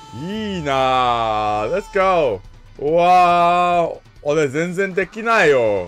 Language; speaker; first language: Japanese; non-native, learner; English